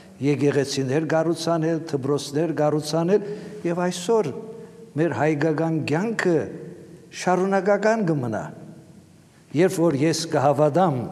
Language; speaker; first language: Armenian; native; Armenian